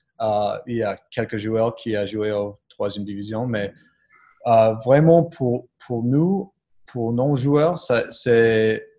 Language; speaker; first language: French; non-native, learner; English